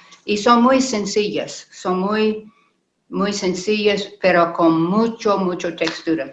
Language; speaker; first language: Spanish; non-native, learner; English